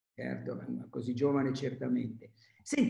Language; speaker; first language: Italian; native; Italian